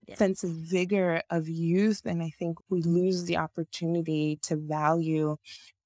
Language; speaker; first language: English; non-native, local second language; Yoruba